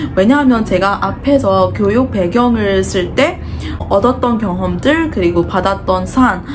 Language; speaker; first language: Korean; non-native, fluent; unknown